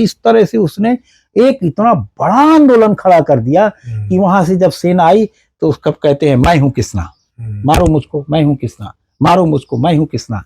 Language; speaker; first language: Hindi; native; Hindi